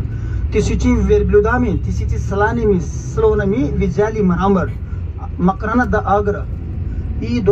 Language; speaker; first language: Russian; non-native, local second language; Hindi